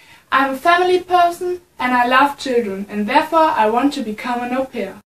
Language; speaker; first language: English; non-native, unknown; German